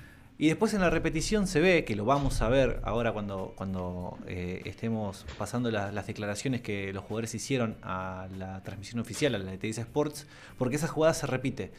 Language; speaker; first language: Spanish; native; Spanish